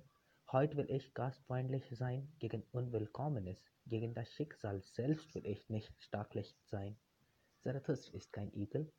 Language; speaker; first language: German; non-native, fluent; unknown